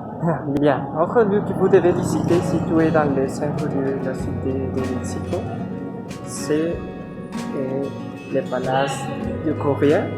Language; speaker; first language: French; non-native, learner; Spanish